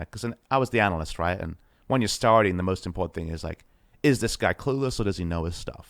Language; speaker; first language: English; native; English